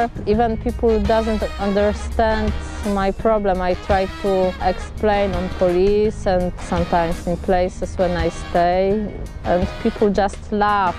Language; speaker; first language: English; non-native, learner; Polish